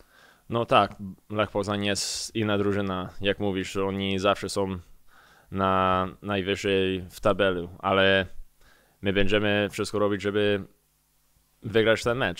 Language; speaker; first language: Polish; early bilingual, heritage; English